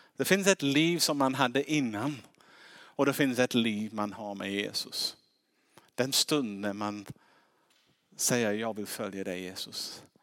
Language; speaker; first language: Swedish; non-native, fluent; English